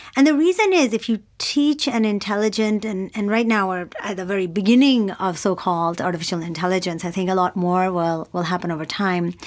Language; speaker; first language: English; non-native, local second language; Urdu